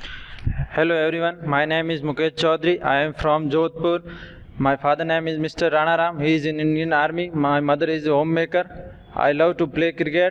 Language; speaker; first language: English; non-native, learner; Hindi